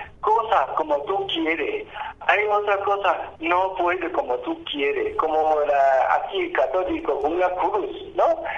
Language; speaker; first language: Spanish; non-native, learner; Chinese